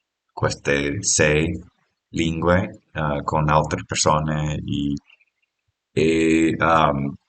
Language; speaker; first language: Italian; non-native, learner; English